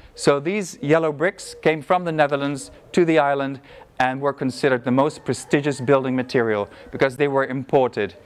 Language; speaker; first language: English; non-native, fluent; Dutch